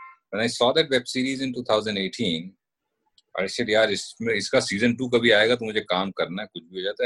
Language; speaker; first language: English; non-native, local second language; Hindi